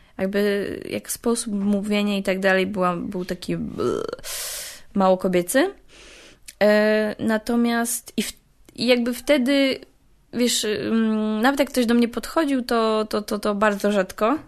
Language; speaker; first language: Polish; native; Polish